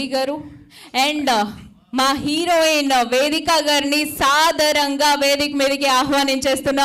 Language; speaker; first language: Telugu; native; Telugu